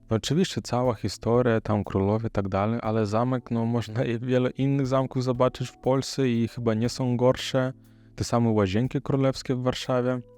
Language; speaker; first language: Polish; non-native, fluent; Russian